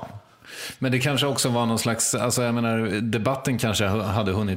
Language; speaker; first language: Swedish; native; Swedish